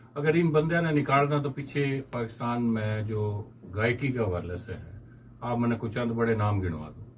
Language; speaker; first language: Urdu; non-native, local second language; Haryanvi